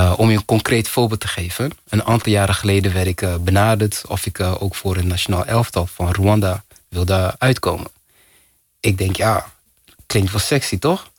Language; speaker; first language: Dutch; early bilingual, other home language; Kinyarwanda